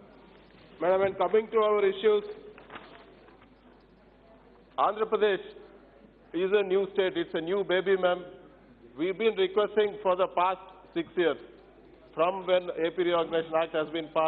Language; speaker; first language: English; non-native, local second language; Telugu